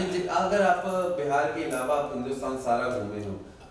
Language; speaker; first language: Hindi; native; Hindi